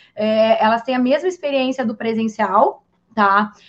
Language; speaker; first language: Portuguese; native; Portuguese